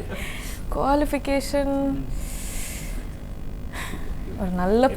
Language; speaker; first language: Tamil; non-native, learner; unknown